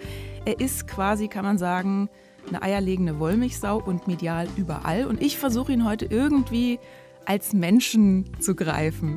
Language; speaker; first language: German; native; German